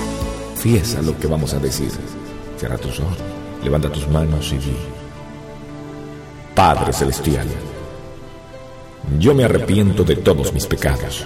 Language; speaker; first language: Spanish; native; Spanish